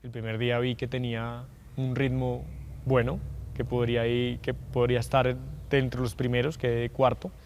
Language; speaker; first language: Spanish; native; Spanish